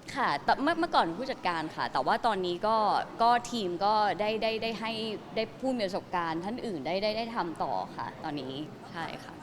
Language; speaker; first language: Thai; native; Thai